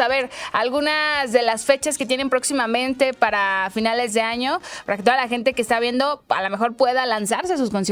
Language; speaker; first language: Spanish; native; Spanish